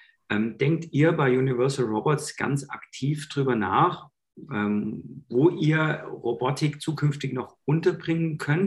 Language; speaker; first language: German; native; German